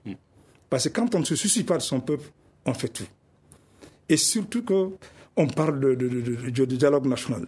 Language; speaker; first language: French; non-native, local second language; Bambara